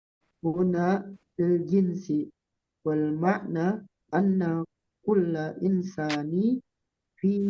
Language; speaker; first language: Arabic; non-native, learner; Indonesian